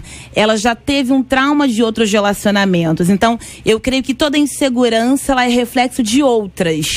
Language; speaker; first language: Portuguese; native; Portuguese